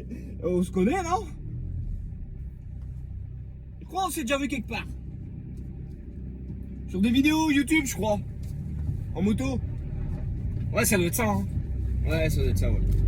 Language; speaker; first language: French; native; French